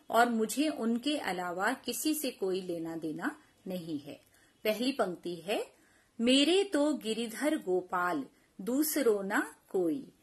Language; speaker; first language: Hindi; non-native, local second language; Punjabi